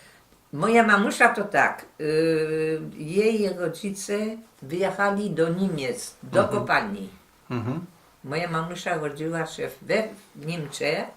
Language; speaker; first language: Polish; early bilingual, heritage; Polish